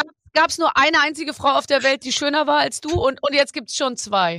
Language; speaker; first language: German; native; German